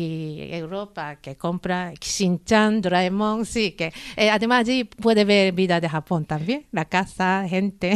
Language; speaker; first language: Spanish; non-native, learner; Japanese